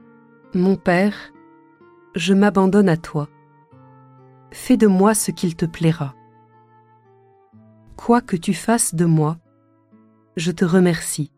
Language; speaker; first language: French; native; French